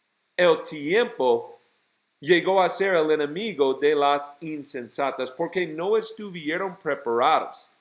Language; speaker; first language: Spanish; non-native, fluent; English